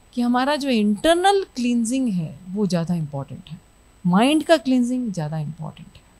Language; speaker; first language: Hindi; native; Hindi